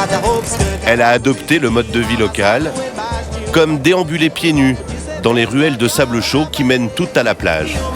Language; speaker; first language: French; native; French